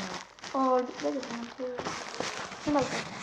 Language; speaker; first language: French; native; French